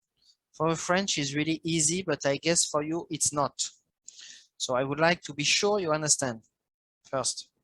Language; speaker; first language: English; non-native, learner; French